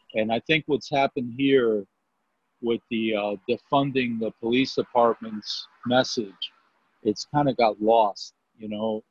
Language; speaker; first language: English; native; English